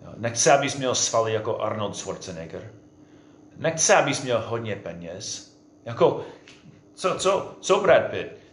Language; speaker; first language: Czech; non-native, fluent; English